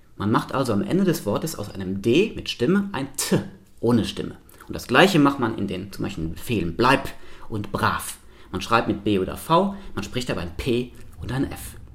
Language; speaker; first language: German; non-native, local second language; Luxembourgish